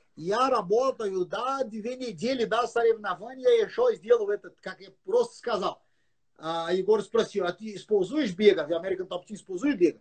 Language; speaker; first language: Russian; non-native, learner; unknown